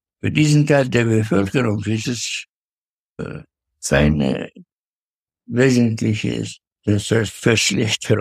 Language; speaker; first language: German; non-native, fluent; Russian